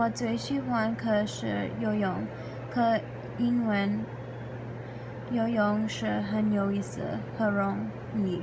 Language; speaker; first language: Chinese; non-native, learner; English